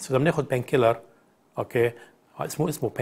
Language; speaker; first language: Arabic; native; Arabic